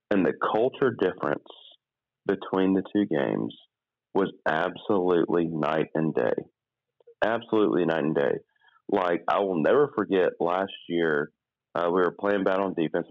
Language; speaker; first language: English; native; English